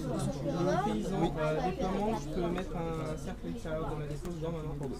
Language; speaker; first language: French; native; French